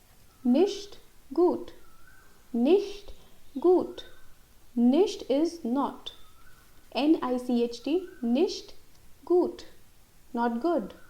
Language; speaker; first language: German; non-native, fluent; Hindi